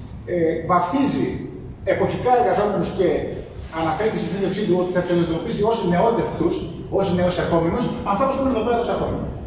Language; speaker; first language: Greek; native; Greek